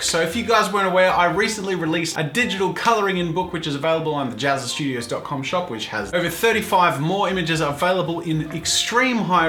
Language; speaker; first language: English; native; English